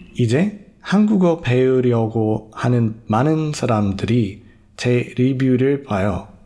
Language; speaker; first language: Korean; non-native, fluent; English